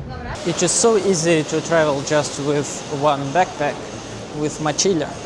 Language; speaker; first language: English; non-native, learner; Russian